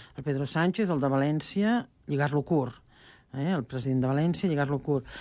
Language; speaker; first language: Catalan; native; Catalan